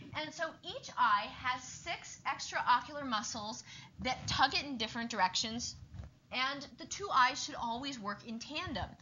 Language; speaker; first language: English; native; English